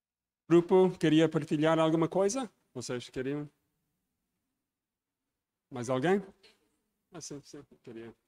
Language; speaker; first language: Portuguese; non-native, fluent; English